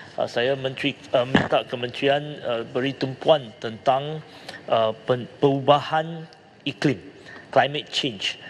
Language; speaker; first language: Malay; non-native, local second language; Chinese